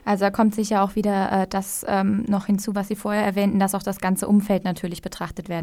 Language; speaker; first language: German; native; German